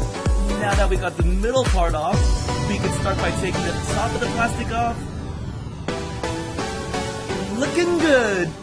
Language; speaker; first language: English; native; English